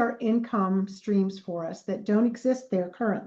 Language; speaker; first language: English; native; English